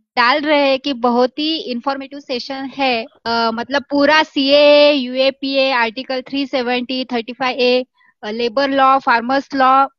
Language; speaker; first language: Hindi; non-native, local second language; Marathi